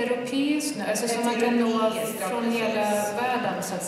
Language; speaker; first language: Swedish; native; Swedish